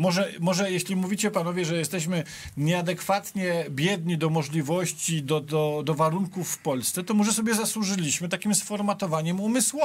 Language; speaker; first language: Polish; native; Polish